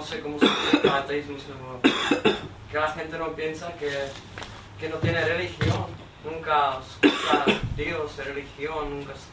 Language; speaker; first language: Spanish; non-native, learner; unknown